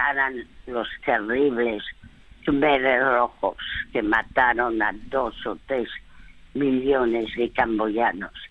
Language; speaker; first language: Spanish; early bilingual, other home language; French